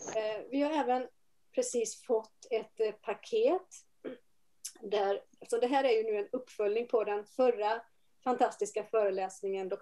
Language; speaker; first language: Swedish; native; Swedish